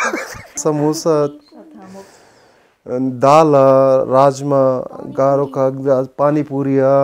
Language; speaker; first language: Armenian; non-native, learner; Hindi